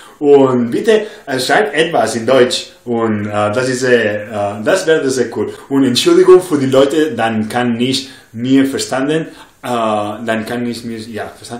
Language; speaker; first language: German; non-native, learner; English